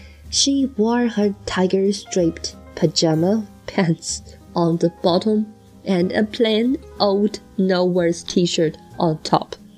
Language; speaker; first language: English; non-native, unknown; Chinese